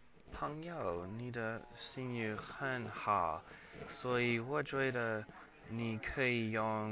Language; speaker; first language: Chinese; non-native, learner; English